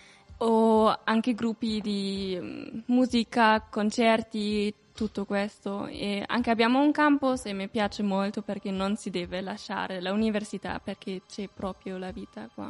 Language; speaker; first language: Italian; non-native, learner; German